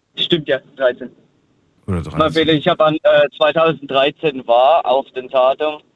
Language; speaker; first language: German; early bilingual, heritage; German